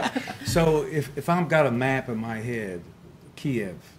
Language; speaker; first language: English; native; English